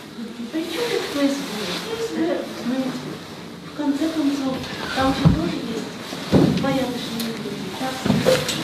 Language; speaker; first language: Russian; native; Russian